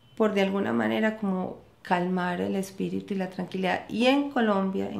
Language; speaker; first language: Spanish; native; Spanish